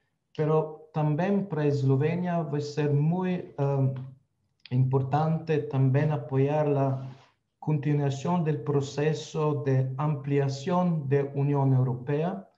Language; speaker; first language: Spanish; non-native, fluent; Slovenian